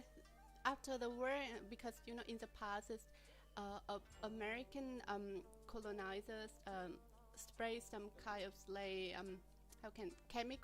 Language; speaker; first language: English; non-native, learner; Vietnamese